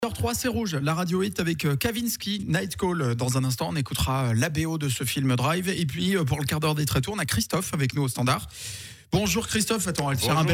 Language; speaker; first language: French; native; French